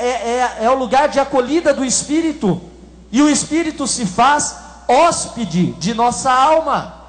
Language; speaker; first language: Portuguese; native; Portuguese